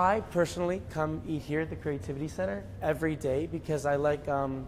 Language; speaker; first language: English; native; English